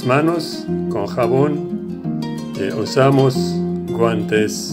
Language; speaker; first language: Spanish; non-native, learner; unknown